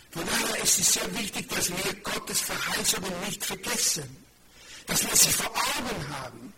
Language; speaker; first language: German; non-native, fluent; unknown